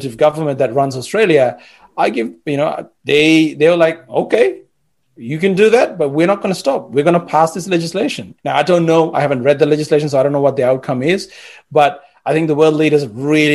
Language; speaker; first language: English; non-native, local second language; Sinhala